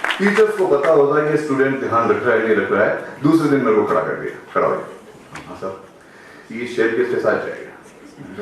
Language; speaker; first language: Hindi; non-native, local second language; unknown